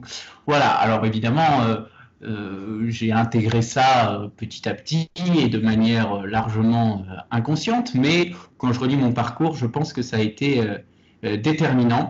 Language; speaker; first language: French; native; French